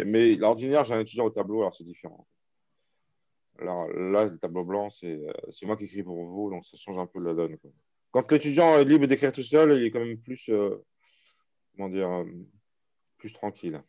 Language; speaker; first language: French; native; French